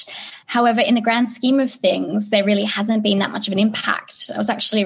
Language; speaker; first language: English; native; English